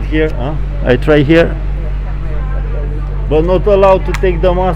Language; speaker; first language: English; non-native, learner; Romanian